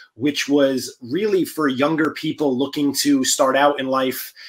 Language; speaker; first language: English; native; English